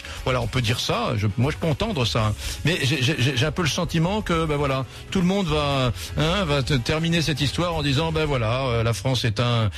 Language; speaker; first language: French; native; French